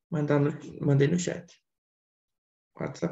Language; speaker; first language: Portuguese; native; Portuguese